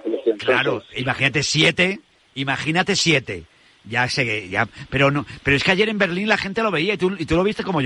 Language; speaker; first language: Spanish; native; Spanish